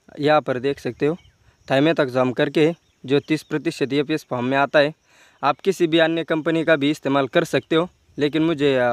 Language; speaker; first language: Hindi; non-native, local second language; Marathi